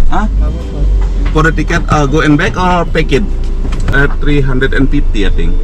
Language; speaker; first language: English; non-native, learner; Indonesian